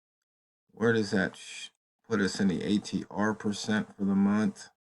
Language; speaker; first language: English; native; English